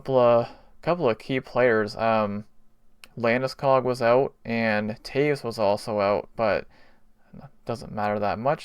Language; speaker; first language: English; native; English